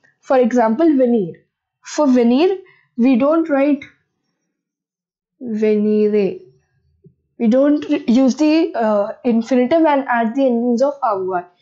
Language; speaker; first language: English; non-native, local second language; Hindi